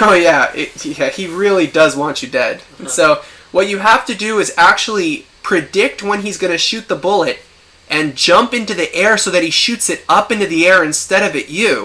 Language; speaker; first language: English; native; English